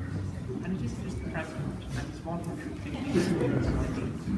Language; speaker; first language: English; native; English